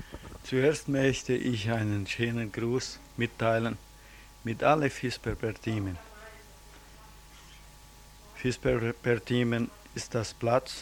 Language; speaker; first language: German; early bilingual, heritage; German